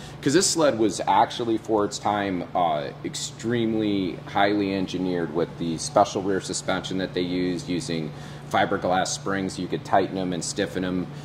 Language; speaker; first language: English; native; English